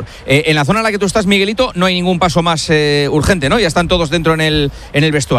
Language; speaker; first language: Spanish; native; Spanish